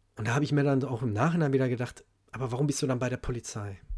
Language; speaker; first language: German; native; German